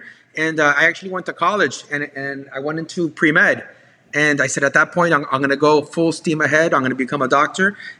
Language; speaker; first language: English; native; English